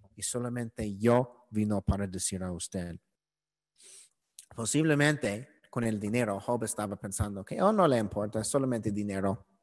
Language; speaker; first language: Spanish; non-native, learner; English